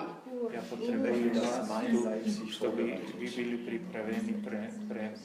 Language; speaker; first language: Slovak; non-native, learner; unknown